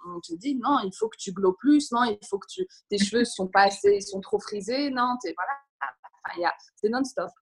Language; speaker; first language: French; native; French